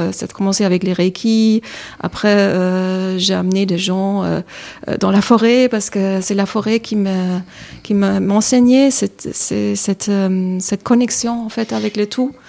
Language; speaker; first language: French; non-native, fluent; German